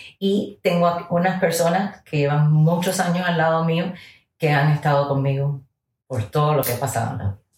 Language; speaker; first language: Spanish; early bilingual, heritage; Spanish